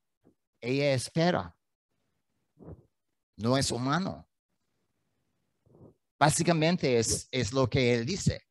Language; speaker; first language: Spanish; non-native, learner; English